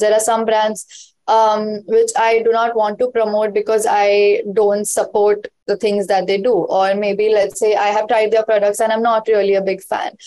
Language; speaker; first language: English; non-native, local second language; Hindi